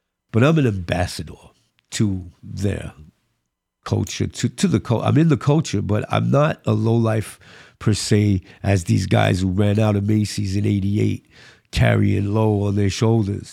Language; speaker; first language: English; early bilingual, other home language; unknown